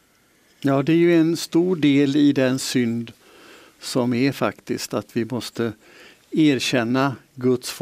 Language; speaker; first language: Swedish; native; Swedish